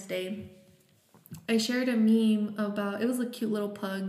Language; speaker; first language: English; early bilingual, other home language; Spanish